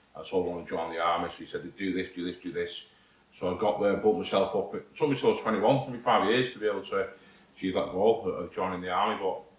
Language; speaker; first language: English; native; English